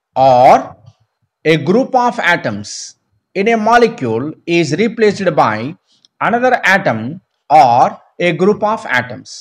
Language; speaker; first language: English; non-native, local second language; Telugu